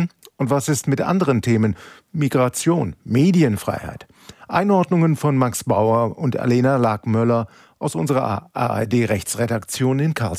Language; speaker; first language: German; native; German